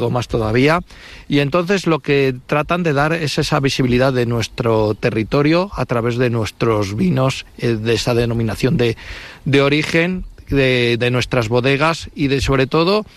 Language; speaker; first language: Spanish; native; Spanish